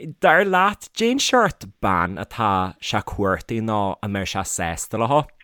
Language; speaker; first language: Irish; native; Irish